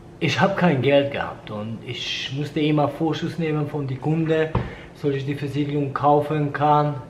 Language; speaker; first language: German; non-native, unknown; Hungarian